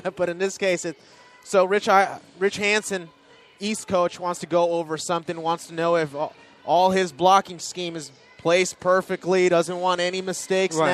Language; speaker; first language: English; native; English